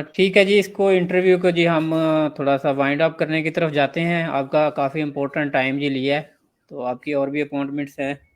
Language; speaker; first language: Urdu; non-native, local second language; Punjabi